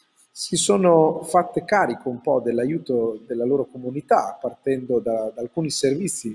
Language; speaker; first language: Italian; native; Italian